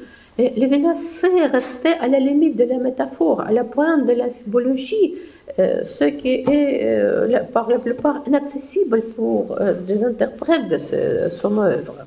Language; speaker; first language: French; non-native, fluent; Russian